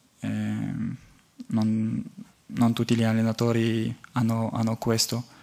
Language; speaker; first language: Italian; non-native, fluent; French